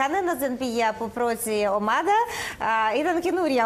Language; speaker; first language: Greek; non-native, learner; Russian